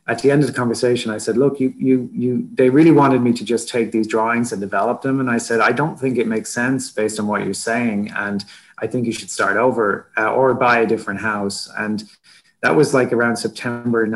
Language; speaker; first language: English; native; English